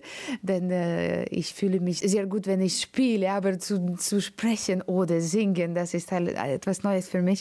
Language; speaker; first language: German; non-native, fluent; Russian